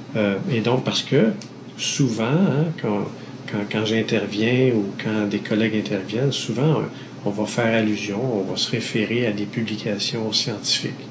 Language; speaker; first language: French; native; French